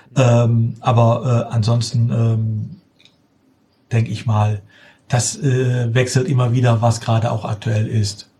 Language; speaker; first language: German; native; German